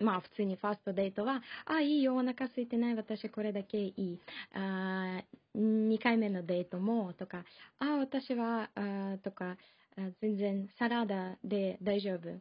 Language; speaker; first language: Japanese; non-native, fluent; Russian